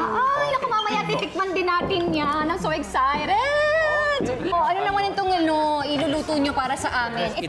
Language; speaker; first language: Filipino; native; Filipino